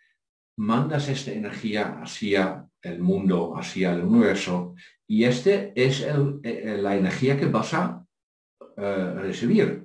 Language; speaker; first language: Spanish; non-native, fluent; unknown